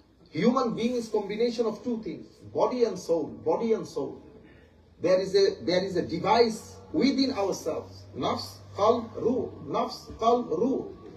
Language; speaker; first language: English; non-native, local second language; Bangla